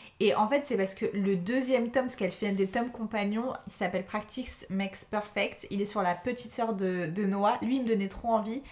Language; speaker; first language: French; native; French